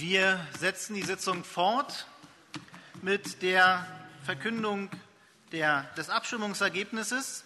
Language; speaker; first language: German; native; German